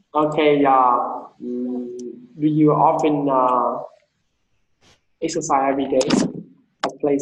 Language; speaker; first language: English; non-native, fluent; Vietnamese